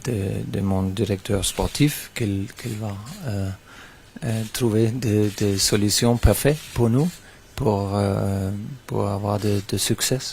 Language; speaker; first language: French; non-native, fluent; German